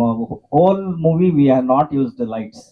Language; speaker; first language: Telugu; non-native, learner; Kannada